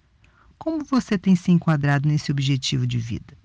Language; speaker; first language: Portuguese; native; Portuguese